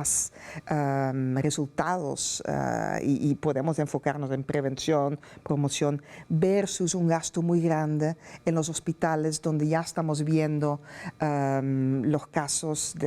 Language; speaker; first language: Spanish; non-native, fluent; Dutch